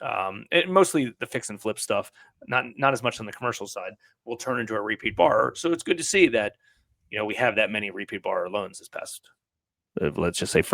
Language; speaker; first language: English; native; English